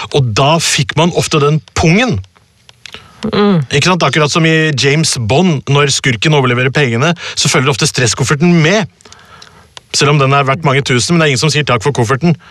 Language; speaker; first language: Norwegian; early bilingual, other home language; Urdu